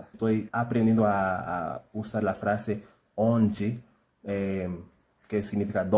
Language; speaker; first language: Spanish; early bilingual, heritage; Spanish